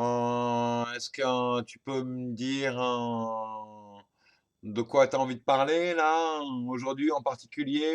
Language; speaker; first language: French; native; French